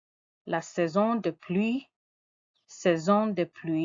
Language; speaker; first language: French; non-native, fluent; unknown